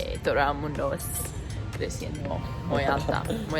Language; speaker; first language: Spanish; non-native, learner; English